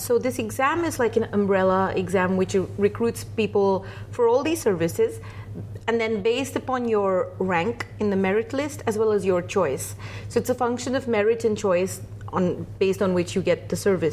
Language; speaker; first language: English; non-native, local second language; Hindi